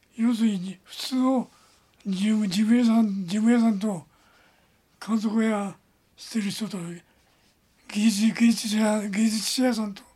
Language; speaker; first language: Japanese; native; Japanese